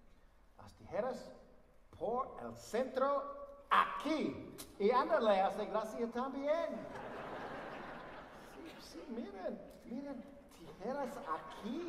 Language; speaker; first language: Spanish; non-native, learner; English